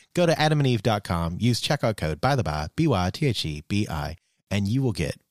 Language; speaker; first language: English; native; English